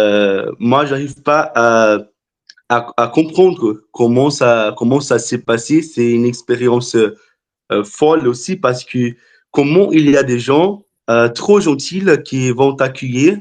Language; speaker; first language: French; non-native, fluent; Portuguese